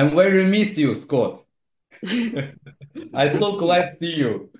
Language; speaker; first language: English; non-native, learner; Chinese